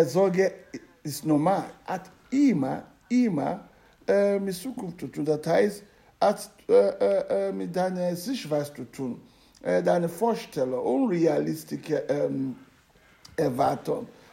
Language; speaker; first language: German; non-native, learner; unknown